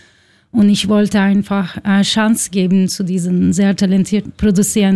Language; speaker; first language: German; non-native, learner; Turkish